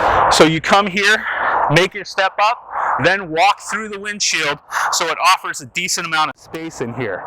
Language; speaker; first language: English; native; English